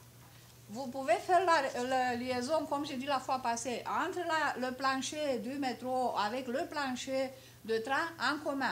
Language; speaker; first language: French; non-native, fluent; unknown